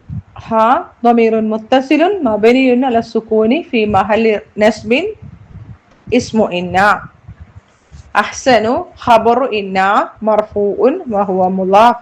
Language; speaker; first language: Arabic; non-native, fluent; Malayalam